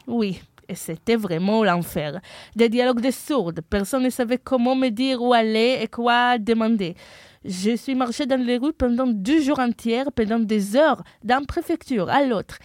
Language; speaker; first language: French; non-native, fluent; Hebrew